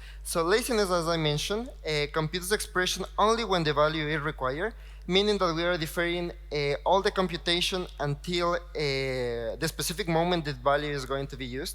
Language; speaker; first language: English; non-native, fluent; Spanish